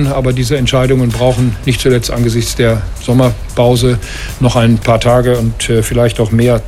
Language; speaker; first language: German; native; German